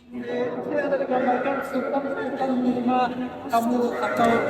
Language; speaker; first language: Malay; non-native, fluent; Turkish